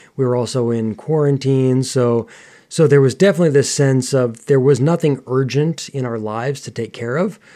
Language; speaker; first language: English; native; English